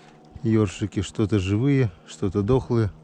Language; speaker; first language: Russian; native; Russian